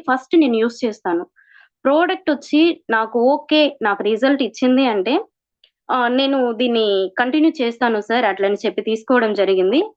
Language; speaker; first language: Telugu; native; Telugu